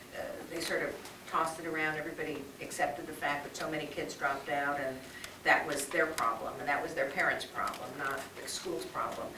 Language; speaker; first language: English; native; English